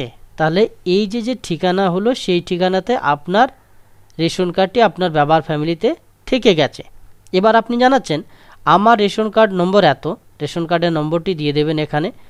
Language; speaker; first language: Bangla; native; Bangla